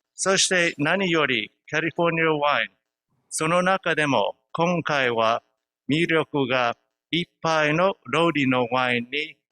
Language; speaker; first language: Japanese; non-native, fluent; English